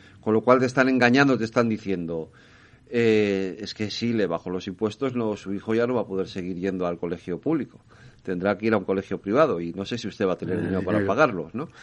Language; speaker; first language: Spanish; native; Spanish